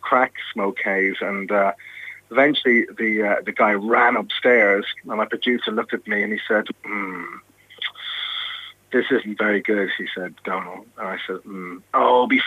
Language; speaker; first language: English; native; English